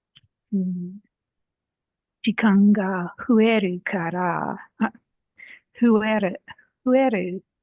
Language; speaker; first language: Japanese; non-native, learner; English